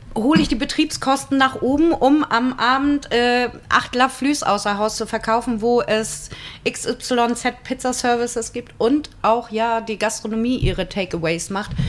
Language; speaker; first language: German; native; German